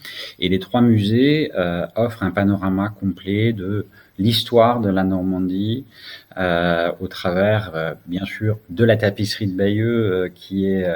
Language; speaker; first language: French; native; French